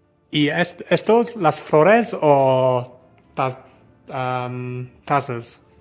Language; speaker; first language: Spanish; non-native, learner; English